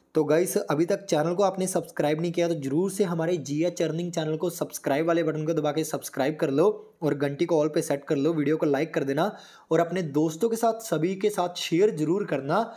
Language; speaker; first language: Hindi; native; Hindi